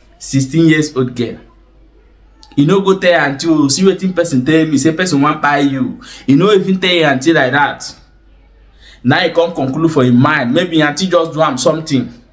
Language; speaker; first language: Nigerian Pidgin; non-native, local second language; Igbo